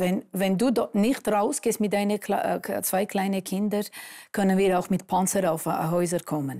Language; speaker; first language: German; non-native, fluent; Armenian